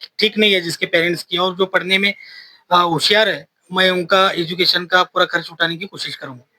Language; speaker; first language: Hindi; native; Hindi